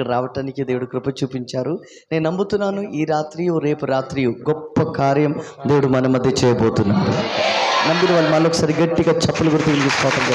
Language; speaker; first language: Telugu; non-native, local second language; Malayalam